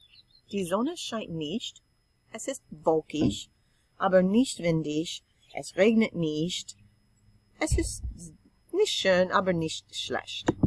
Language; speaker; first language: German; non-native, fluent; English